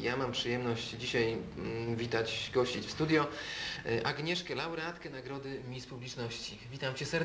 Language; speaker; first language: Polish; native; Polish